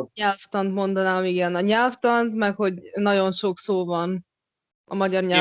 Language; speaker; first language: Hungarian; non-native, local second language; Russian